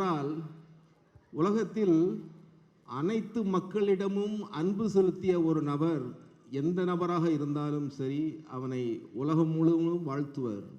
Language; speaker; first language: Tamil; native; Tamil